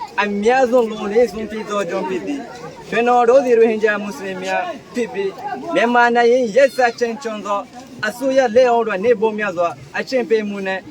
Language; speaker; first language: Burmese; non-native, local second language; Rohingya